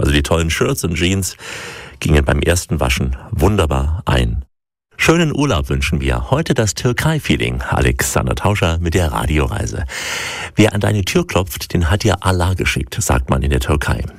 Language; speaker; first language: German; native; German